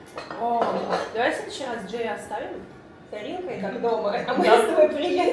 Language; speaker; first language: Russian; native; Russian